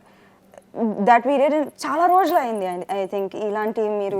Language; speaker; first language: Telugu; non-native, fluent; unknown